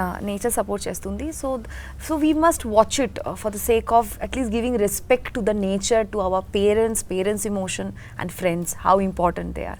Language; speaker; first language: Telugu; non-native, learner; Bangla